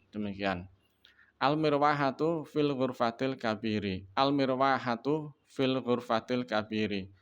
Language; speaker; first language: Arabic; non-native, fluent; Indonesian